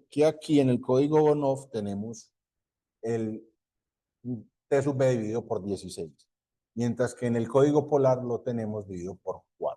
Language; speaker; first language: Spanish; native; Spanish